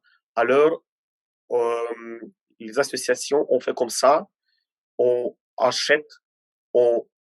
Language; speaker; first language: French; non-native, fluent; Ukrainian